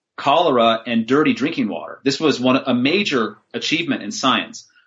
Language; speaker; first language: English; native; English